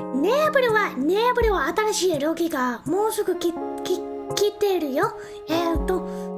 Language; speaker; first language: Japanese; non-native, learner; English